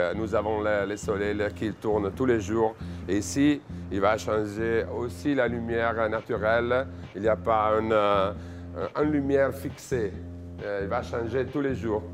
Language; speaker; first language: French; non-native, fluent; Italian